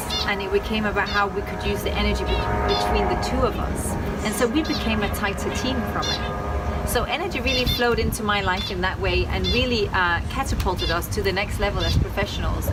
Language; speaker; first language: English; non-native, fluent; Danish